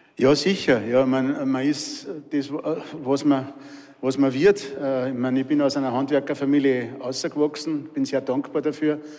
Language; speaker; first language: German; native; German